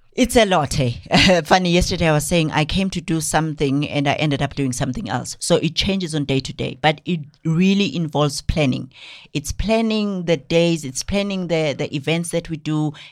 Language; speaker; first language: English; non-native, local second language; Zulu